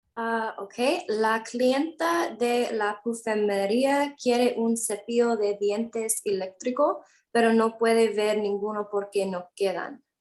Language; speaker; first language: Spanish; non-native, learner; English